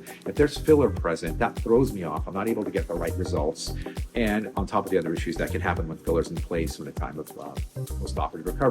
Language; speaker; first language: English; native; English